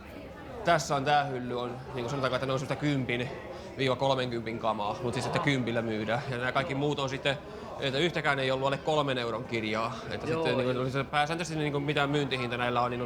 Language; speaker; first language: Finnish; native; Finnish